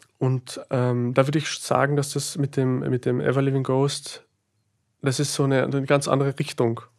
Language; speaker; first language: German; native; German